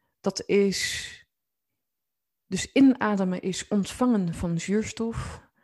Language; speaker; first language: Dutch; native; Dutch